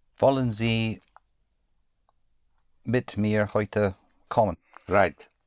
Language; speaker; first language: German; non-native, learner; English